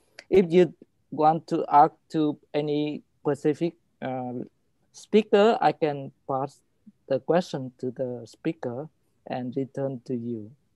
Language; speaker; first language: English; non-native, fluent; Vietnamese